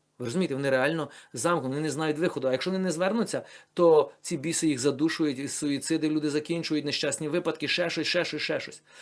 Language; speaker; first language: Ukrainian; native; Ukrainian